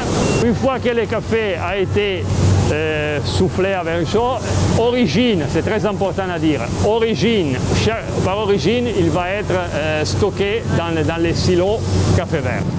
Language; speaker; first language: French; non-native, fluent; Italian